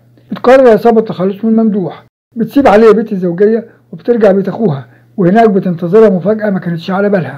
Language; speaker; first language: Arabic; native; Arabic